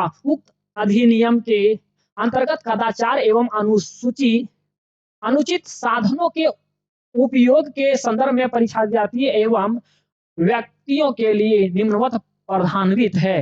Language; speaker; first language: Hindi; native; Hindi